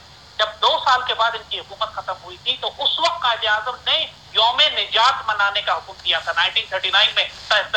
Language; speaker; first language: Urdu; native; Urdu